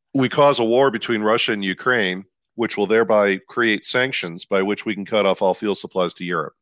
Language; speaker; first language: English; native; English